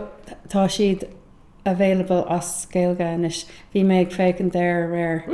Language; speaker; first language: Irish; non-native, learner; English